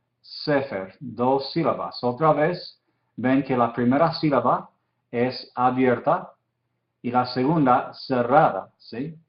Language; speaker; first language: Spanish; non-native, fluent; English